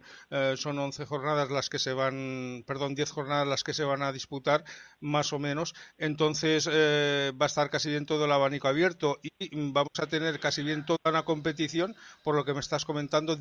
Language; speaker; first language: Spanish; native; Spanish